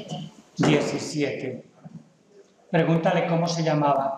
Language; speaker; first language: Spanish; native; Spanish